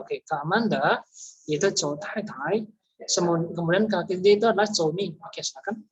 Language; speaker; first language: Indonesian; native; Indonesian